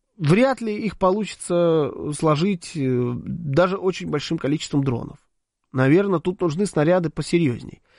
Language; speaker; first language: Russian; native; Russian